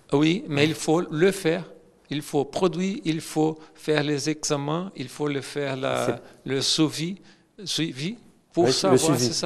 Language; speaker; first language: French; non-native, fluent; Portuguese